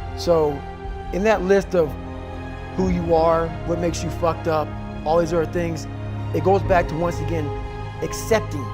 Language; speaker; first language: English; native; English